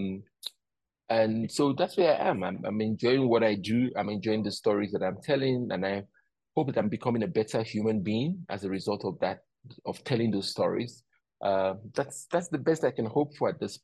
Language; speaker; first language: English; non-native, local second language; Yoruba